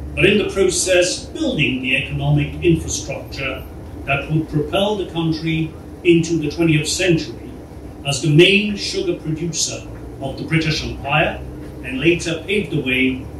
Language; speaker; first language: English; non-native, local second language; Morisyen